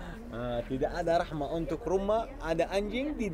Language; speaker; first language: Indonesian; non-native, learner; Arabic